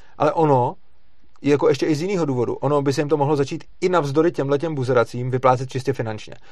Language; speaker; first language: Czech; native; Czech